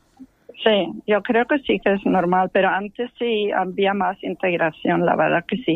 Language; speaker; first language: Spanish; non-native, fluent; Norwegian